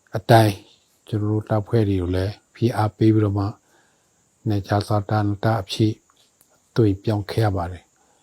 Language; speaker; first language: Burmese; non-native, local second language; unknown